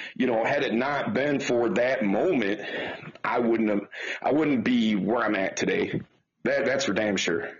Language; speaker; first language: English; native; English